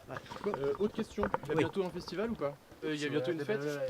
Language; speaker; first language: French; native; French